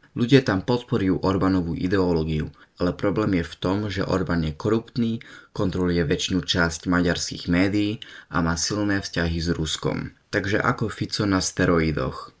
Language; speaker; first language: Slovak; early bilingual, heritage; Slovak